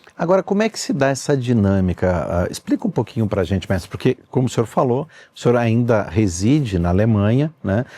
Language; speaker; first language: Portuguese; native; Portuguese